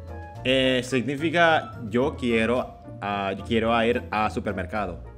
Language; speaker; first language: Spanish; non-native, fluent; Indonesian